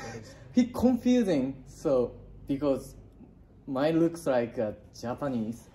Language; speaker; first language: English; non-native, learner; Japanese